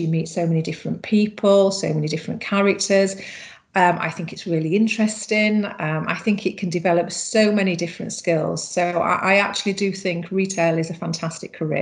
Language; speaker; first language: English; native; English